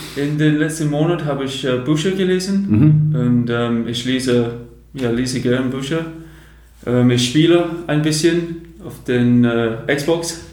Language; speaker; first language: German; non-native, fluent; English